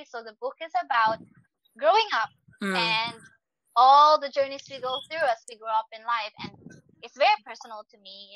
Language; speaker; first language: English; non-native, local second language; Cebuano